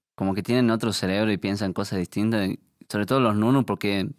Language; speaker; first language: Spanish; native; Spanish